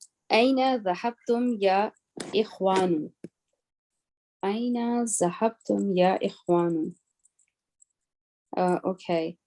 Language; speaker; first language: Arabic; non-native, learner; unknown